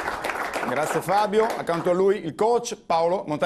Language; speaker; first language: Italian; native; Italian